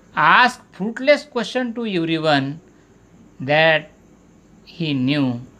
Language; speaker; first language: English; non-native, local second language; Marathi